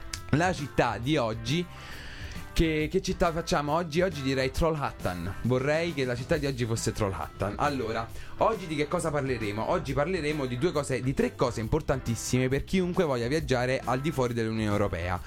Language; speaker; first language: Italian; native; Italian